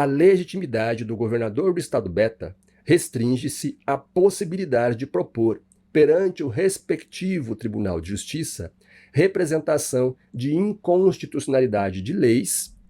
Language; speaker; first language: Portuguese; native; Portuguese